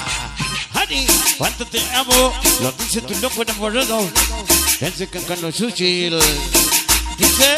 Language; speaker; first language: Spanish; native; Spanish